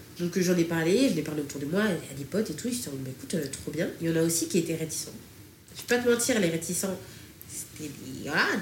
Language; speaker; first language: French; early bilingual, other home language; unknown